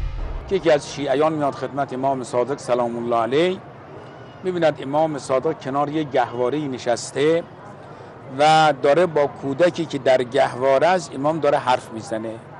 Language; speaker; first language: Persian; native; Persian